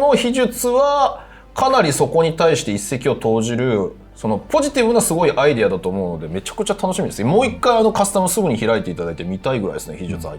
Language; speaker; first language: Japanese; native; Japanese